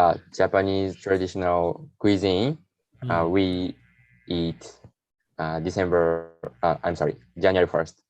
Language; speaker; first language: English; non-native, learner; Japanese